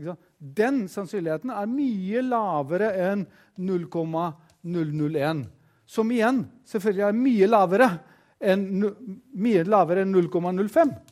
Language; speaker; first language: Norwegian; non-native, fluent; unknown